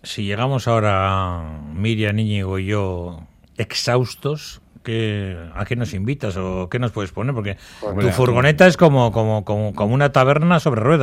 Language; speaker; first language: Spanish; native; Spanish